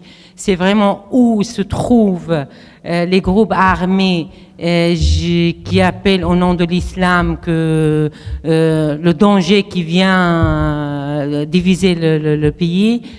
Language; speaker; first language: French; non-native, fluent; Arabic